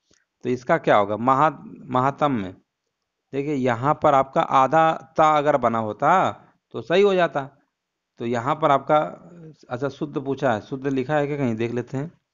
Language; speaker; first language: Hindi; native; Hindi